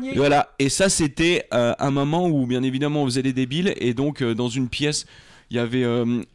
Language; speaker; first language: French; native; French